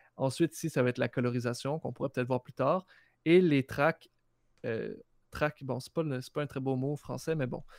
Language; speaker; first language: French; native; French